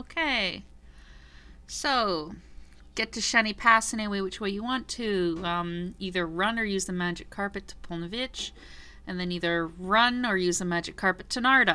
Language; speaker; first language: English; native; English